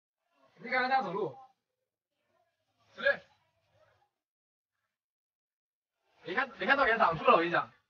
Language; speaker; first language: Chinese; native; Chinese